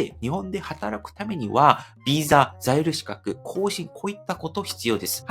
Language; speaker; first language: Japanese; non-native, fluent; Korean